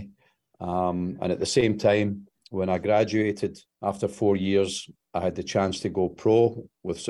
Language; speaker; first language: English; native; English